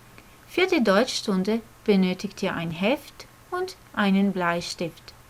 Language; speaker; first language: German; non-native, fluent; Croatian